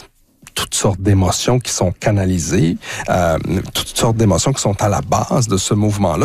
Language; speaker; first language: French; native; French